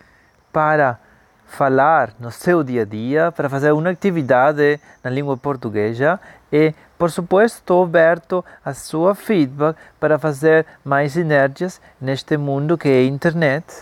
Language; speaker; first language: Portuguese; non-native, fluent; Spanish